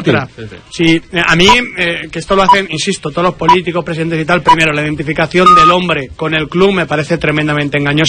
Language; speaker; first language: Spanish; native; Spanish